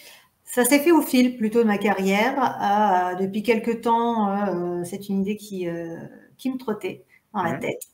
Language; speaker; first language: French; native; French